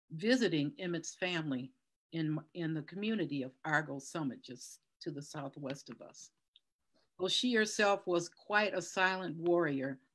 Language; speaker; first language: English; native; English